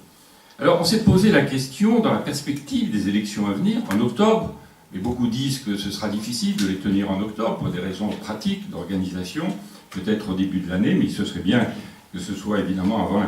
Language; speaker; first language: French; native; French